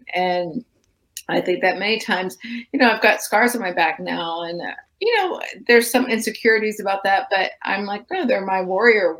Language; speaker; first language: English; native; English